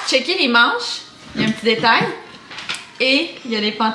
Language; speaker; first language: French; native; French